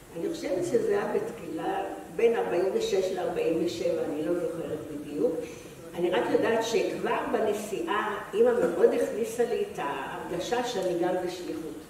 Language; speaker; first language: Hebrew; native; Hebrew